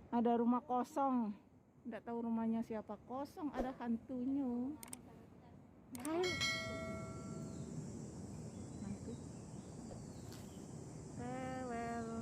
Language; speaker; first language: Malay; non-native, local second language; Javanese